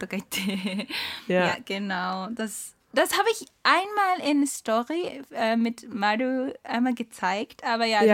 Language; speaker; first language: German; non-native, learner; Japanese